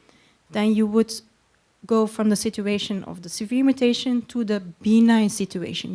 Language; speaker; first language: English; non-native, fluent; Dutch